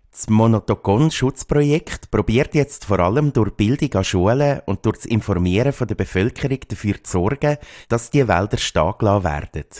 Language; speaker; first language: German; native; German